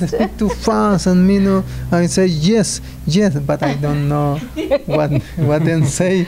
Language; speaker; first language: English; non-native, learner; Spanish